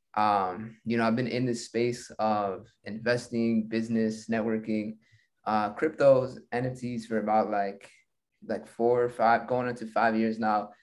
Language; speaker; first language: English; early bilingual, other home language; Spanish